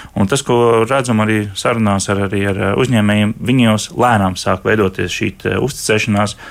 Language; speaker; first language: Latvian; native; Latvian